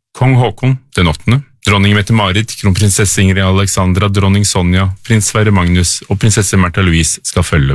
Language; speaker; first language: Norwegian; native; Norwegian